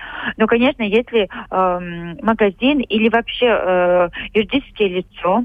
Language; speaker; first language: Russian; non-native, local second language; Latvian